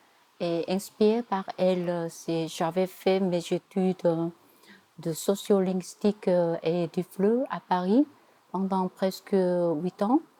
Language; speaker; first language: French; non-native, fluent; Korean